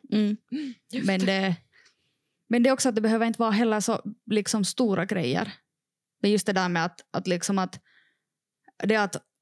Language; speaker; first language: Swedish; native; Swedish